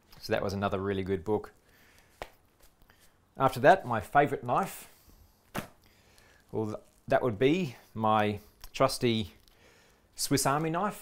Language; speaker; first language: English; native; English